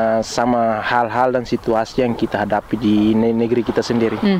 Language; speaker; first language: Indonesian; non-native, local second language; Tetum